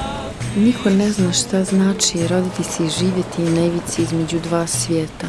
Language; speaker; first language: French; non-native, fluent; Serbian